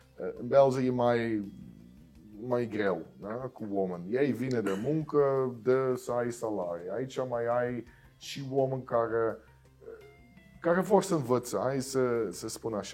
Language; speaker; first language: Romanian; non-native, learner; Dutch